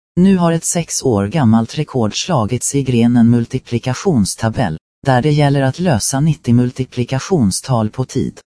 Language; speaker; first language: Swedish; native; Swedish